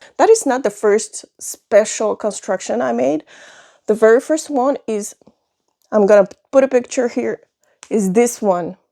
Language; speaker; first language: English; non-native, fluent; French